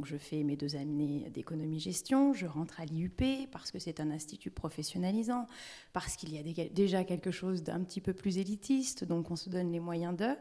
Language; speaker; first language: French; native; French